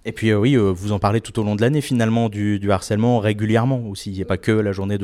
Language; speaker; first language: French; native; French